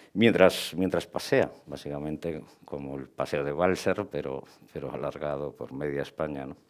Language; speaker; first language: Spanish; native; Spanish